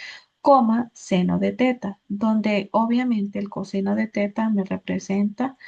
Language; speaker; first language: Spanish; native; Spanish